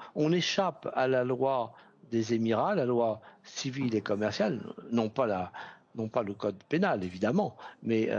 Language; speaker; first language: French; native; French